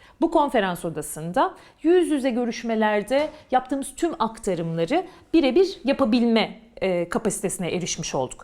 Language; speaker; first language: Turkish; native; Turkish